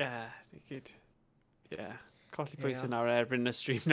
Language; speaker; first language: Welsh; native; Welsh